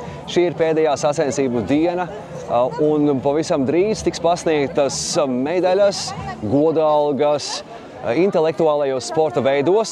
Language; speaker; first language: Latvian; native; Latvian